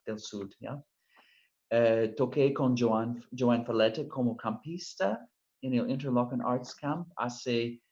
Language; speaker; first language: Spanish; non-native, fluent; English